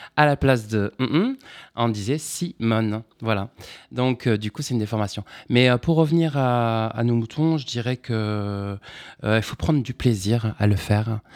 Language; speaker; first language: French; non-native, local second language; Arabic